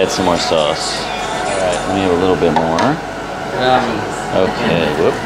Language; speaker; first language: English; native; English